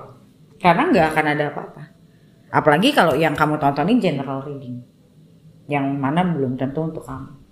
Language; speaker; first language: Indonesian; native; Indonesian